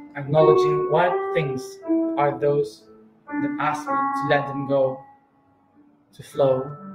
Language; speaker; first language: English; non-native, fluent; Spanish